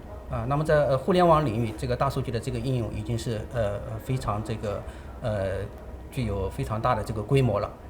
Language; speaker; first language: Chinese; native; Chinese